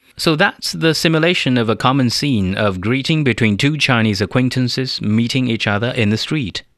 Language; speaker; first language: English; non-native, fluent; Chinese